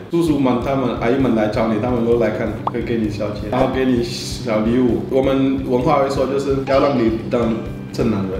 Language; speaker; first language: Chinese; non-native, fluent; Wolof